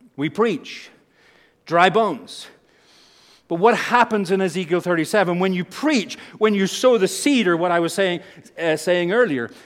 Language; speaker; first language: English; native; English